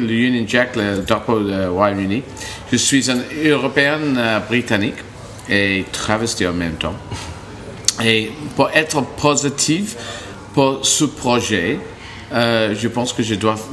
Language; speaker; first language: French; non-native, learner; English